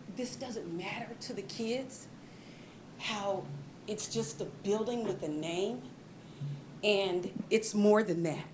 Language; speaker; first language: English; native; English